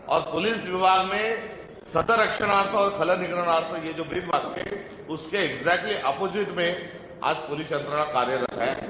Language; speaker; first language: Hindi; non-native, local second language; Marathi